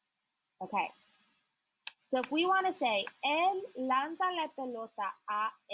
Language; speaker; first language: Spanish; non-native, learner; English